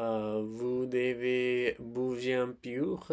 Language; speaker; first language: French; non-native, learner; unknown